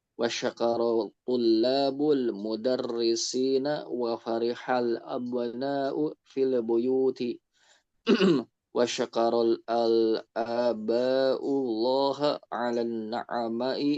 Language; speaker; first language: Arabic; non-native, learner; Indonesian